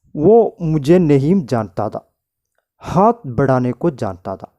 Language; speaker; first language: Hindi; non-native, local second language; Malayalam